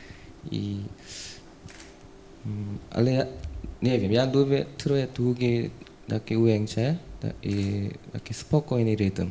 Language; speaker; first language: Polish; non-native, learner; Korean